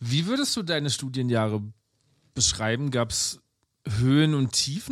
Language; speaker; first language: German; native; German